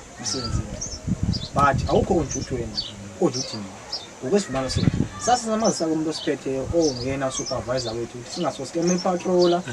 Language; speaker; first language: Zulu; non-native, local second language; Xhosa